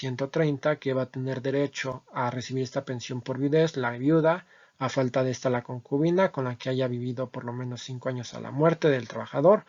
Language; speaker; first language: Spanish; native; Spanish